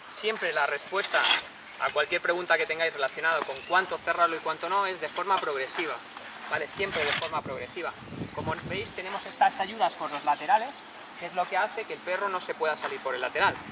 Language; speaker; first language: Spanish; native; Spanish